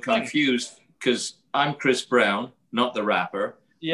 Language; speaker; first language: English; native; English